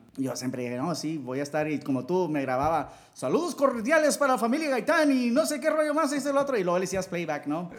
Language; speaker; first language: Spanish; early bilingual, heritage; Spanish